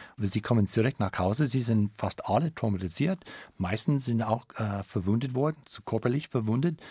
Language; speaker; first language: German; non-native, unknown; English